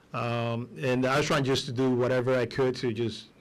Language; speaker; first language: English; non-native, fluent; Spanish